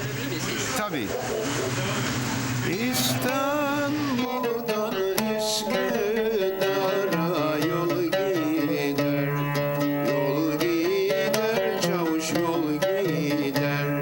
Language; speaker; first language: Turkish; native; Turkish